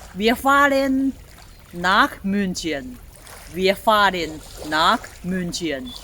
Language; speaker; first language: German; non-native, fluent; Thai